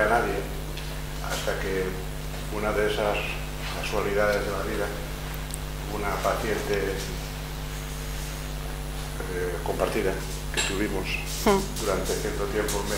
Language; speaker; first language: Spanish; native; Spanish